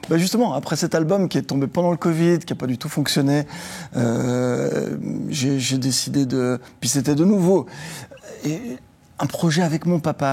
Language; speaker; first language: French; native; French